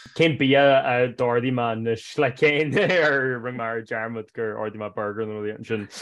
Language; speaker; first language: Irish; native; Irish